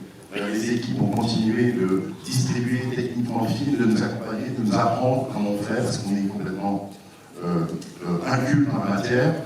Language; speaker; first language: French; native; French